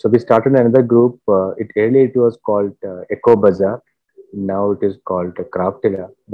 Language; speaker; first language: English; non-native, local second language; Malayalam